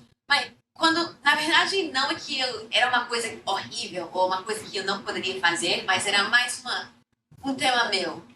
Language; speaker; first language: Portuguese; non-native, fluent; English